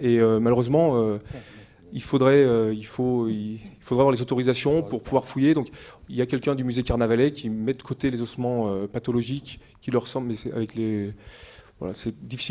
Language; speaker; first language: French; native; French